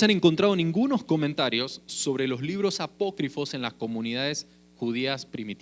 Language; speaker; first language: Spanish; native; Spanish